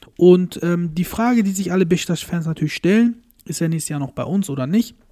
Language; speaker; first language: German; early bilingual, other home language; Turkish